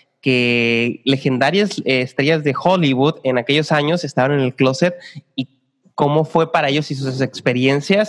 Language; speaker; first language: Spanish; native; Spanish